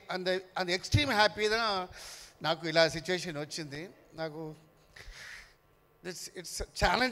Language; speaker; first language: Telugu; non-native, fluent; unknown